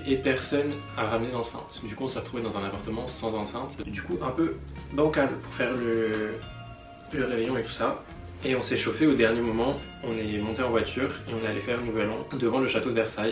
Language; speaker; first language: French; native; French